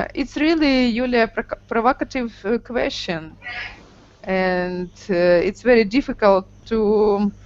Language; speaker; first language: English; non-native, learner; Russian